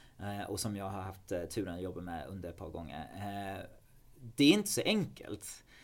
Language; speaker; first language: Swedish; non-native, fluent; English